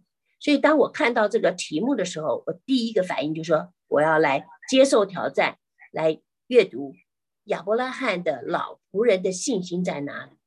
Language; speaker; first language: Chinese; native; Chinese